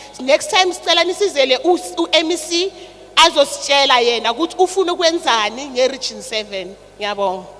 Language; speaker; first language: Zulu; native; Zulu